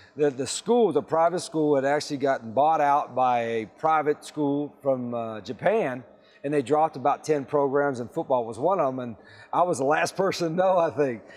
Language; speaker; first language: English; native; English